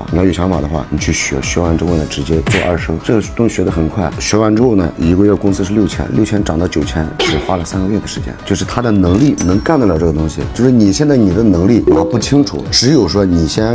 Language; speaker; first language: Chinese; native; Chinese